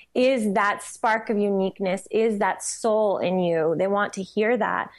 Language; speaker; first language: English; native; English